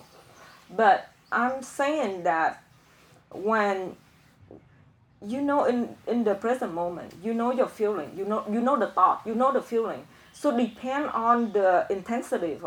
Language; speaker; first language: English; non-native, fluent; Vietnamese